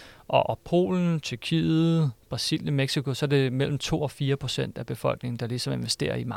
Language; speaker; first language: Danish; native; Danish